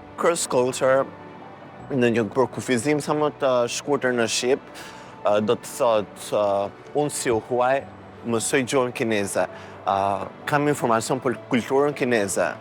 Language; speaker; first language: Albanian; native; Albanian